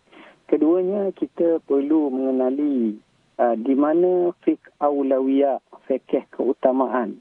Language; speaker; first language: Malay; native; Malay